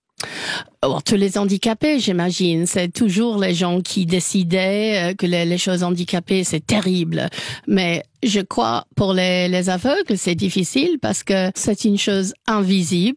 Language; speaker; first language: French; non-native, learner; English